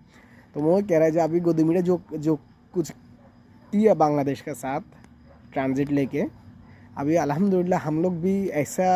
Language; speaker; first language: Hindi; non-native, learner; Bangla